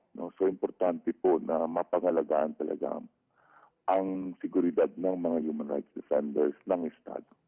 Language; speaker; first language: Filipino; native; Filipino